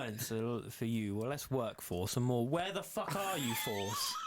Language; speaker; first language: English; native; English